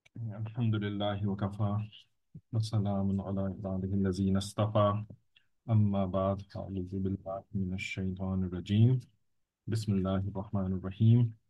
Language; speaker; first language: Urdu; native; Urdu